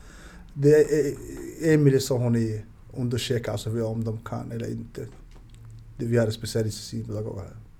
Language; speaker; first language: Swedish; non-native, learner; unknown